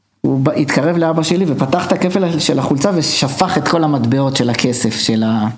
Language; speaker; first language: Hebrew; native; Hebrew